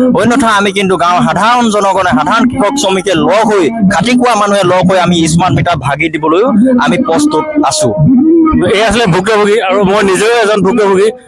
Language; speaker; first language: Assamese; native; Assamese